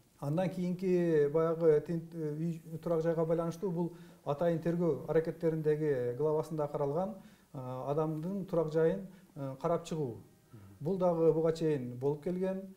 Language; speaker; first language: Kyrgyz; native; Kyrgyz